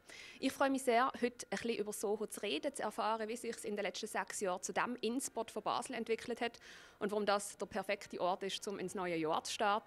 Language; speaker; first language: German; native; German